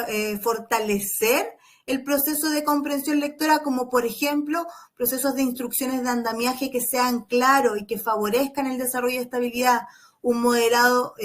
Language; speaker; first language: Spanish; native; Spanish